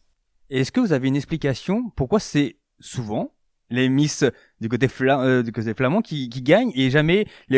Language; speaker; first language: French; native; French